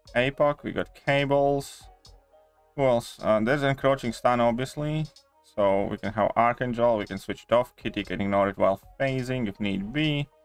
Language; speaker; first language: English; non-native, fluent; Latvian